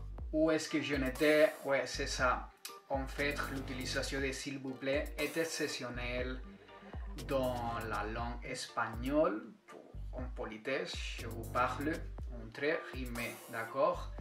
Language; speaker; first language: French; non-native, fluent; Spanish